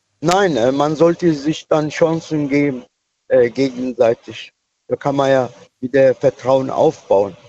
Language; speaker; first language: German; non-native, fluent; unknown